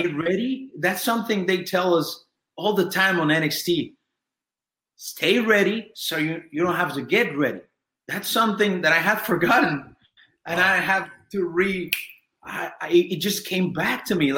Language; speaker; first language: English; non-native, fluent; Spanish